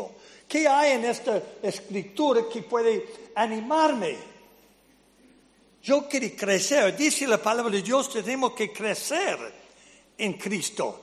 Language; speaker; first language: Spanish; non-native, fluent; English